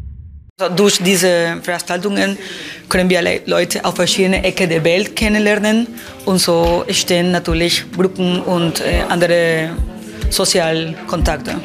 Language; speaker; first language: German; non-native, fluent; Spanish